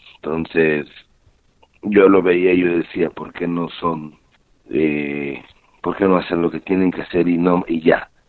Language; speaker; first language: Spanish; native; Spanish